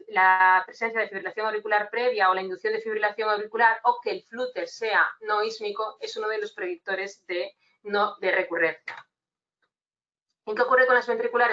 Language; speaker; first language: Spanish; native; Spanish